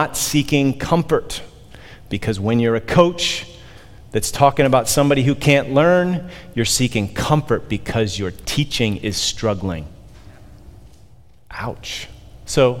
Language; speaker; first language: English; native; English